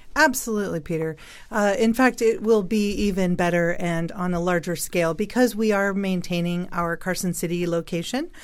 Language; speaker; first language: English; native; English